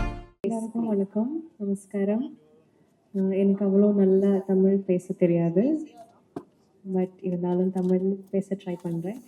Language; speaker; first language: Tamil; non-native, learner; Malayalam